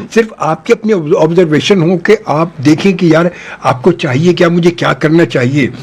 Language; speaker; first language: Urdu; native; Urdu